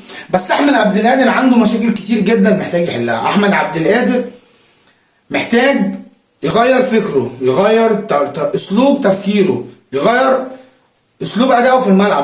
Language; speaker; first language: Arabic; native; Arabic